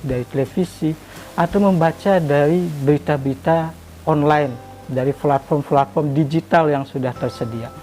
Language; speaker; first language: Indonesian; native; Indonesian